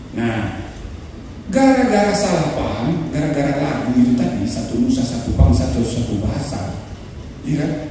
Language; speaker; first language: Indonesian; native; Indonesian